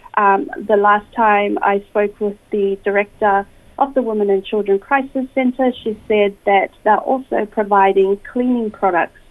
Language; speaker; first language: English; native; English